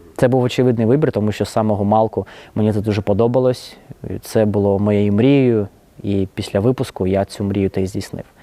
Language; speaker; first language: Ukrainian; non-native, local second language; Russian